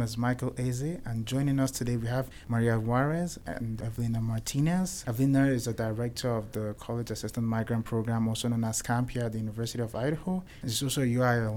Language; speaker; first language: English; non-native, local second language; Igbo